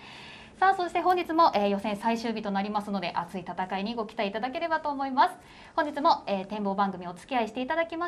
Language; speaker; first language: Japanese; native; Japanese